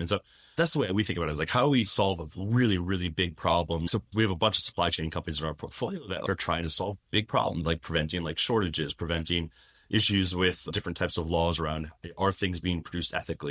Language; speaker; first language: English; native; English